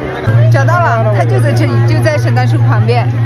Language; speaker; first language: Chinese; non-native, fluent; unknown